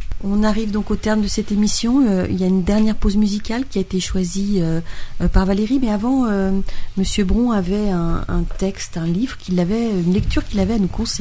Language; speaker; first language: French; native; French